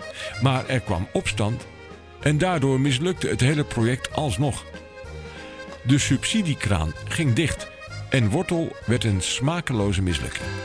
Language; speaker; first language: Dutch; native; Dutch